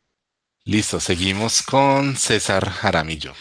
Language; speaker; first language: Spanish; native; Spanish